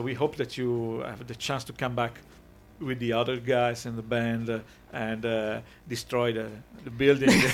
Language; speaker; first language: English; non-native, fluent; Italian